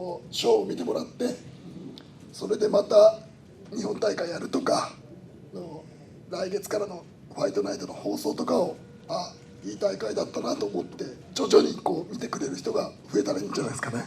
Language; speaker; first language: Japanese; native; Japanese